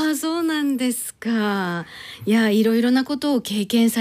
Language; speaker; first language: Japanese; native; Japanese